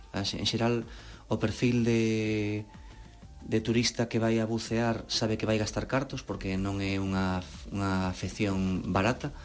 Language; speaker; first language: Galician; native; Galician